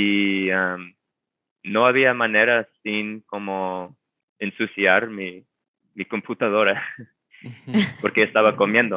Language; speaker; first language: Spanish; non-native, fluent; English